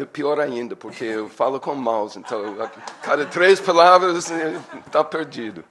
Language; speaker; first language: Portuguese; non-native, learner; English